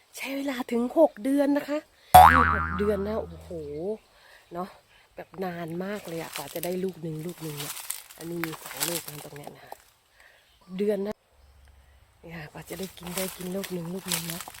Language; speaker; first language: Thai; non-native, local second language; Northern Khmer